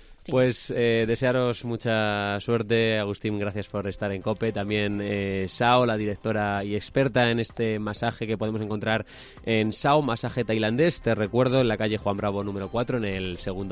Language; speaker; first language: Spanish; native; Spanish